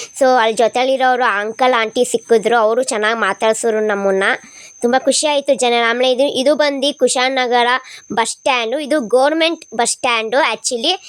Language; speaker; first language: Kannada; non-native, local second language; Kodava